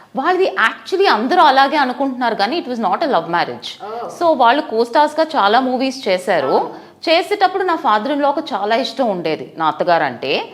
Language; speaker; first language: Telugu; non-native, fluent; Tamil